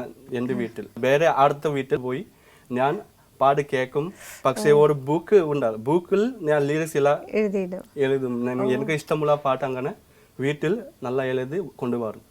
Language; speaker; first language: Malayalam; non-native, learner; Assamese